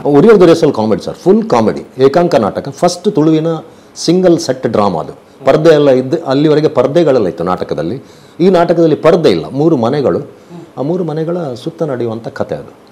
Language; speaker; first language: Kannada; non-native, local second language; Tulu